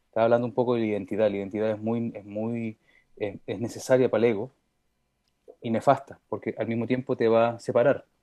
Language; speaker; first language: Spanish; early bilingual, heritage; Spanish